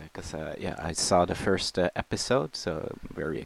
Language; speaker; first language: English; non-native, fluent; Dutch